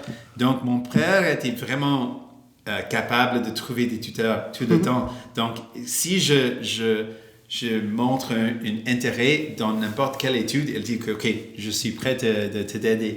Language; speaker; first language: French; non-native, local second language; English